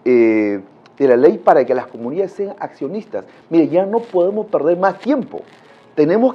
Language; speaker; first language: Spanish; non-native, local second language; Shipibo-Conibo